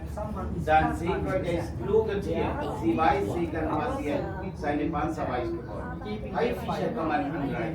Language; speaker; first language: German; non-native, learner; Sinhala